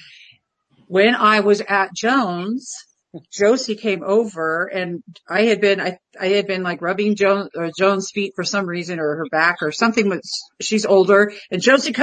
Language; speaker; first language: English; native; English